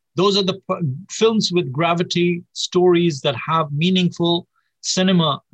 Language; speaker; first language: English; native; English